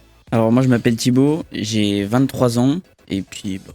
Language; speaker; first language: French; native; French